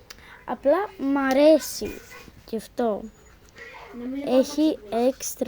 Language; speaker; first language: Greek; native; Greek